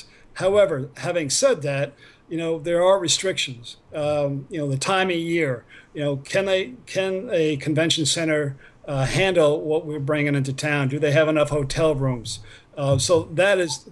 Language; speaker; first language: English; native; English